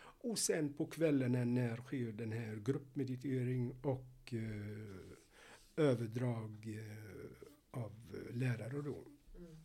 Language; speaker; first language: Swedish; non-native, fluent; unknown